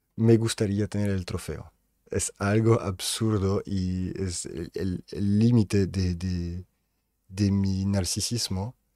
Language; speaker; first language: Spanish; non-native, fluent; French